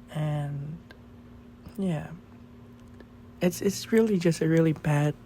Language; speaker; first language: English; non-native, fluent; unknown